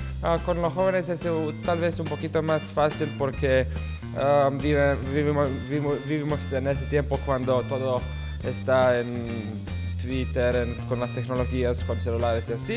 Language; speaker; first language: Spanish; non-native, learner; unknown